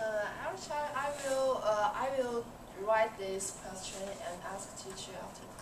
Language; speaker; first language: English; non-native, learner; Chinese